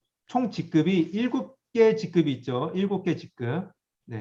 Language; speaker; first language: Korean; native; Korean